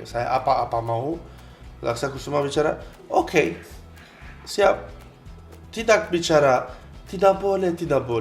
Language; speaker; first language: Indonesian; non-native, learner; Turkish